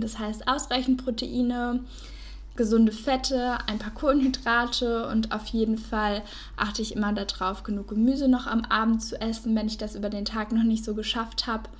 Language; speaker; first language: German; native; German